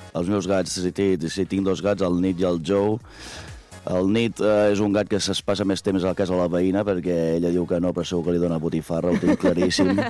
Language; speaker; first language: Catalan; native; Catalan